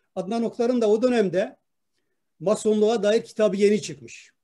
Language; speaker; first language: Turkish; non-native, local second language; Kurdish